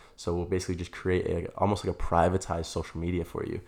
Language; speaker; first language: English; native; English